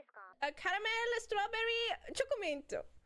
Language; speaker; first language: Japanese; non-native, learner; English